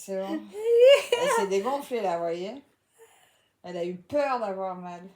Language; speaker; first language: French; native; French